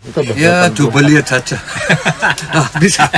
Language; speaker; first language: Indonesian; non-native, fluent; German